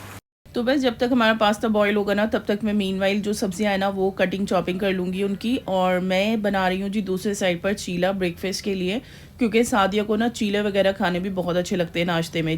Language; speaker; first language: Hindi; native; Hindi